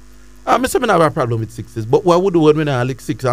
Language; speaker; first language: English; native; English